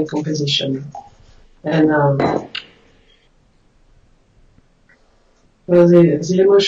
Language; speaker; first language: English; non-native, learner; French